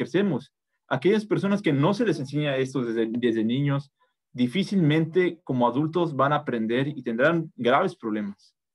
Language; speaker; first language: Spanish; native; Spanish